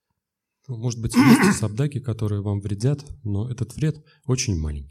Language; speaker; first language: Russian; native; Russian